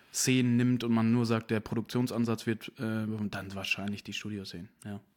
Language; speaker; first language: German; native; German